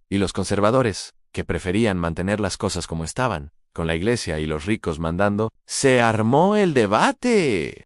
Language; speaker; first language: Spanish; native; Spanish